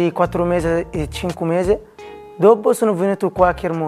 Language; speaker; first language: Italian; non-native, learner; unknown